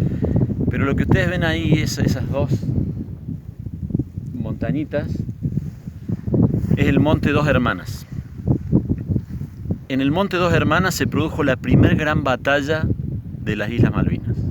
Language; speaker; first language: Spanish; native; Spanish